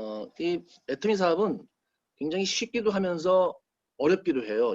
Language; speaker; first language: Korean; native; Korean